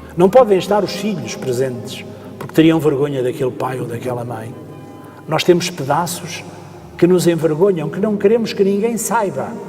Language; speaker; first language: Portuguese; native; Portuguese